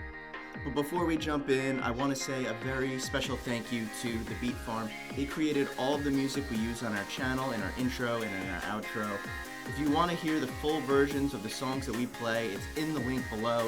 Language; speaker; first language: English; native; English